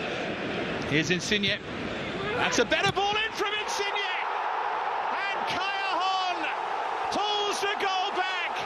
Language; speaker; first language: English; native; English